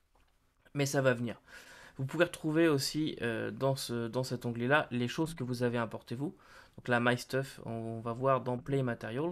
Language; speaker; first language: French; native; French